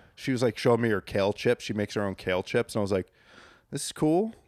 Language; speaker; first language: English; native; English